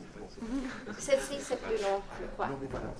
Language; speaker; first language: French; non-native, fluent; Spanish